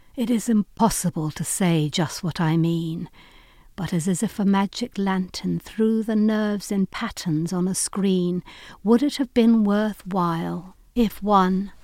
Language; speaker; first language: English; native; English